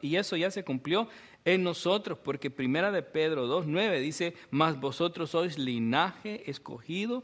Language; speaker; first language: Spanish; native; Spanish